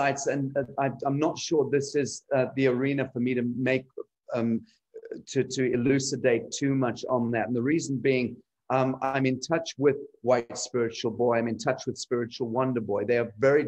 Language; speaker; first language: English; native; English